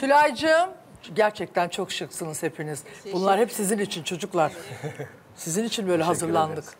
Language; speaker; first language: Turkish; native; Turkish